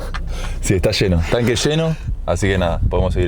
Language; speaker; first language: Spanish; native; Spanish